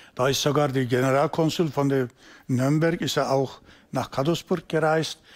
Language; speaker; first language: German; non-native, learner; Turkish